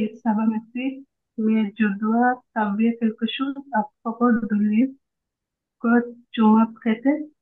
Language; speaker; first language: French; non-native, learner; Bangla